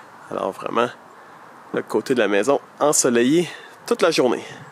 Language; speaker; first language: French; native; French